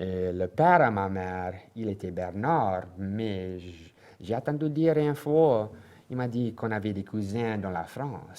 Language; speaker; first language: French; non-native, local second language; English